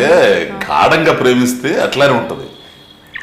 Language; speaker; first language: Telugu; native; Telugu